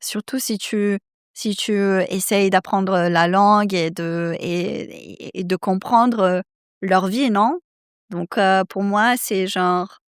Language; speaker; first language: French; non-native, fluent; Serbian